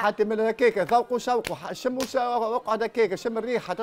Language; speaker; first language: Arabic; native; Arabic